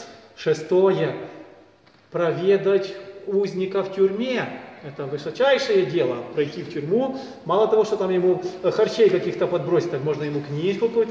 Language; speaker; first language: Russian; native; Russian